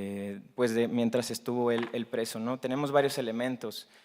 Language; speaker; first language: Spanish; native; Spanish